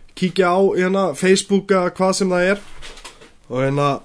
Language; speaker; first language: Icelandic; native; Icelandic